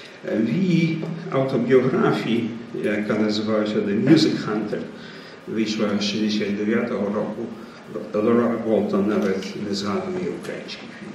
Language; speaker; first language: Ukrainian; early bilingual, heritage; Ukrainian